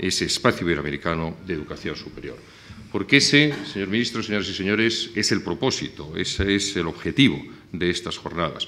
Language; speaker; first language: Spanish; native; Spanish